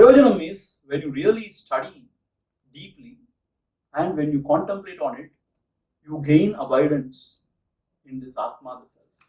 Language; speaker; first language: English; non-native, local second language; Tamil